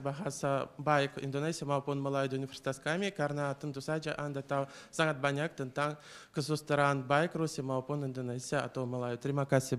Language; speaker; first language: Indonesian; non-native, fluent; Russian